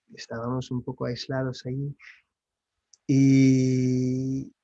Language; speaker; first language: Spanish; non-native, fluent; French